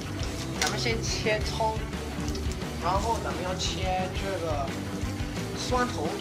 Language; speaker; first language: Chinese; non-native, learner; English